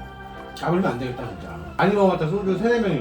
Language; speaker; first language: Korean; native; Korean